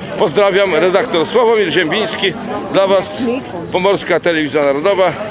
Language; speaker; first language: Polish; native; Polish